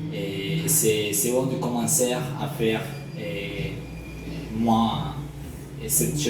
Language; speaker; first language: French; non-native, learner; Spanish